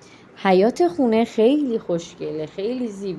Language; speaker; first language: Persian; non-native, fluent; Urdu